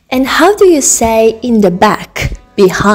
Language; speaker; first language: English; non-native, fluent; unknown